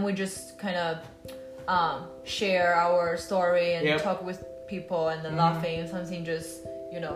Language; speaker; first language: English; non-native, learner; Chinese